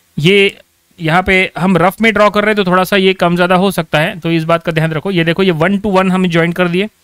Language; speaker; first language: Hindi; non-native, local second language; Marathi